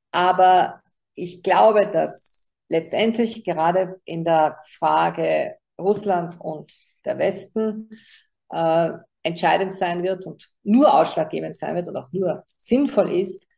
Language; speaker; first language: German; native; German